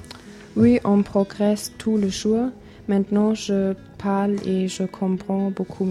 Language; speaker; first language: French; non-native, learner; German